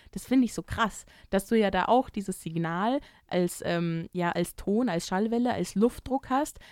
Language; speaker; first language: German; native; German